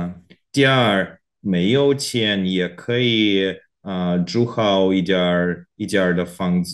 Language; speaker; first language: Chinese; non-native, learner; Korean